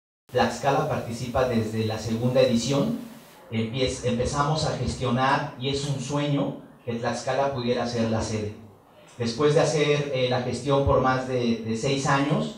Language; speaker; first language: Spanish; native; Spanish